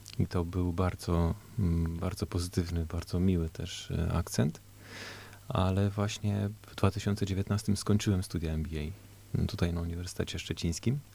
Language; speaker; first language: Polish; early bilingual, heritage; Polish